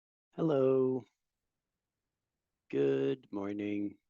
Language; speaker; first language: English; non-native, fluent; Spanish